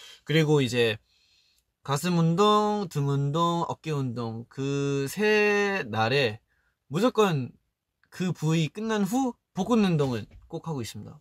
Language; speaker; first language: Korean; early bilingual, heritage; Korean